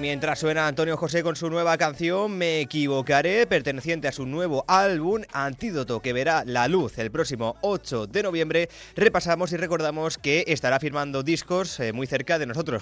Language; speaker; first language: Spanish; native; Spanish